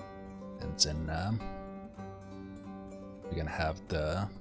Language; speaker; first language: English; non-native, fluent; Finnish